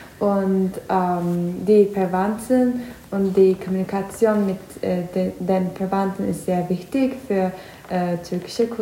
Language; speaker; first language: German; non-native, learner; Turkish